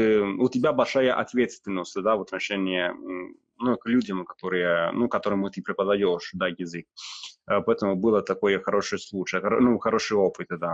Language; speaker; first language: Russian; non-native, fluent; Italian